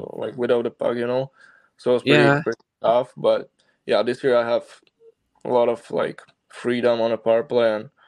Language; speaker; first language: English; non-native, fluent; Slovak